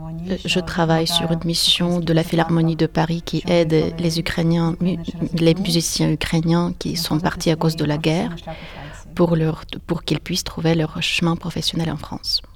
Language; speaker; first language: French; non-native, fluent; Ukrainian